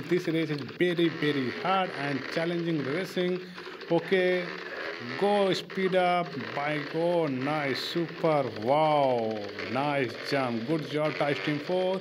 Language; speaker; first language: English; non-native, learner; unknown